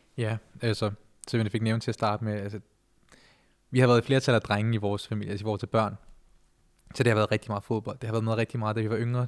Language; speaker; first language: Danish; early bilingual, other home language; Punjabi